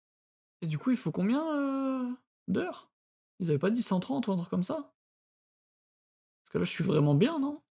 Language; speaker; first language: French; native; French